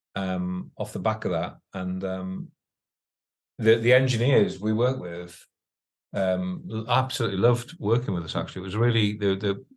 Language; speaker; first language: English; native; English